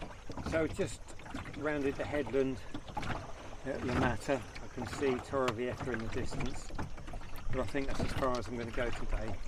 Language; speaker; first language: English; native; English